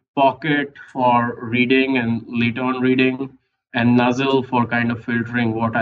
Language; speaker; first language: English; non-native, local second language; Hindi